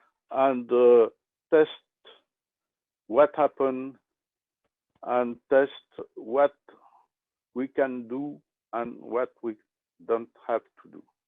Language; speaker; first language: English; non-native, learner; French